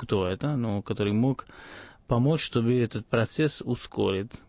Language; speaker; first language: Russian; non-native, fluent; Italian